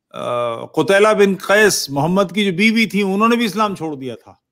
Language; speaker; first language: Hindi; native; Hindi